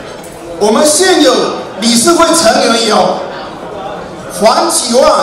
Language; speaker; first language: Chinese; native; Chinese